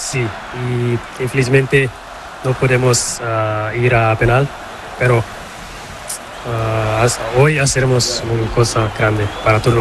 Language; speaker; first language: Spanish; non-native, learner; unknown